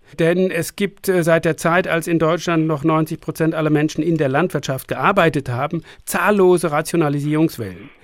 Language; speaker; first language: German; native; German